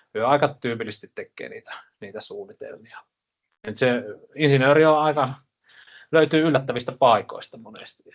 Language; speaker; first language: Finnish; native; Finnish